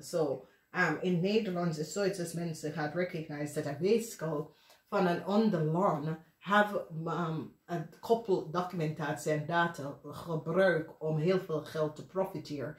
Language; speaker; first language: Dutch; non-native, learner; English